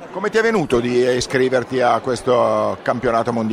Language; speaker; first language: Italian; native; Italian